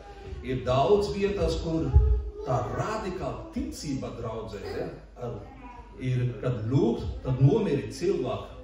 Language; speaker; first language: Latvian; non-native, learner; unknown